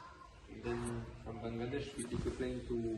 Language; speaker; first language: English; non-native, learner; Dutch